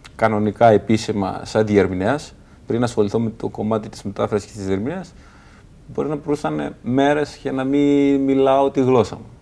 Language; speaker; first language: Greek; non-native, fluent; Kurdish